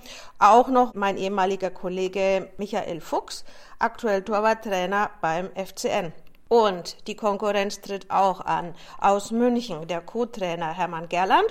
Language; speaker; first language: German; native; German